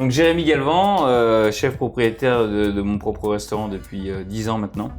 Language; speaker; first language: French; native; French